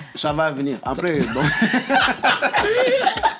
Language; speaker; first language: French; non-native, local second language; Swahili